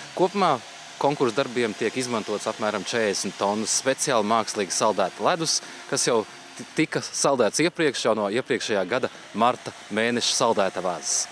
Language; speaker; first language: Latvian; native; Latvian